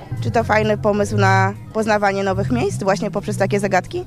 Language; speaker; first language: Polish; native; Polish